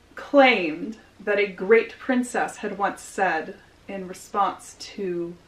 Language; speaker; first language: English; native; English